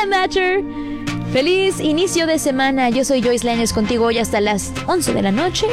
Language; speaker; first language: Spanish; native; Spanish